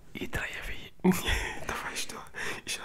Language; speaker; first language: Russian; non-native, learner; French